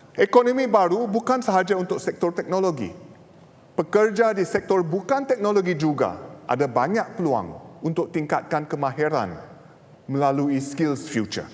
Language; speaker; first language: Malay; non-native, local second language; English